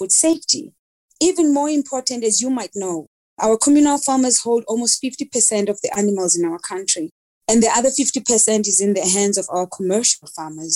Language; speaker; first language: English; non-native, local second language; Xhosa